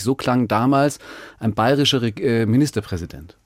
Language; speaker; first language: German; native; German